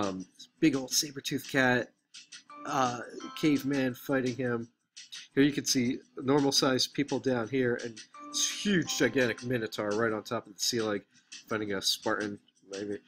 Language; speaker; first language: English; native; English